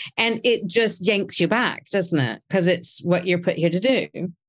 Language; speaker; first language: English; native; English